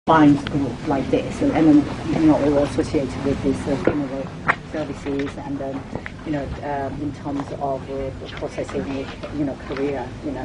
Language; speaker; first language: English; non-native, fluent; Korean